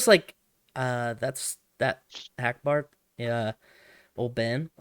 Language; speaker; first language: English; native; English